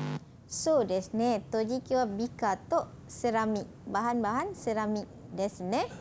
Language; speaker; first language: Japanese; non-native, fluent; Malay